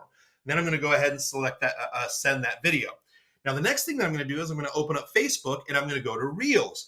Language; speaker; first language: English; native; English